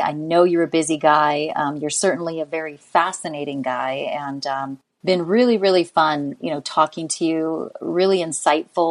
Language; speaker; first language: English; native; English